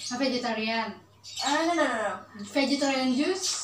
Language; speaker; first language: English; non-native, learner; Indonesian